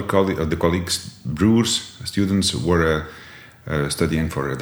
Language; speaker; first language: English; non-native, fluent; Dutch